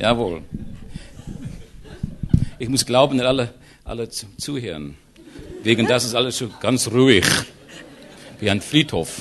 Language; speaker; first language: German; non-native, learner; English